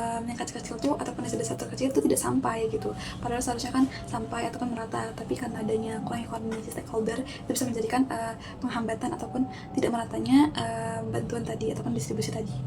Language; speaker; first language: Indonesian; native; Indonesian